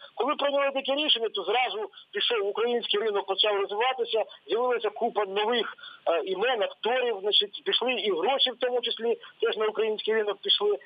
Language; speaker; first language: Ukrainian; native; Ukrainian